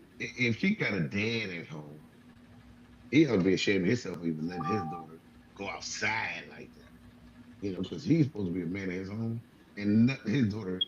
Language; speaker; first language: English; native; English